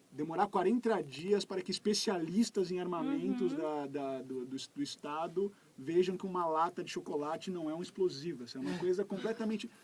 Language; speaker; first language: Portuguese; native; Portuguese